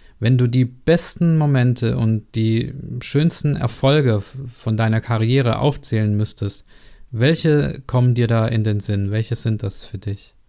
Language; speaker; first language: German; non-native, learner; Czech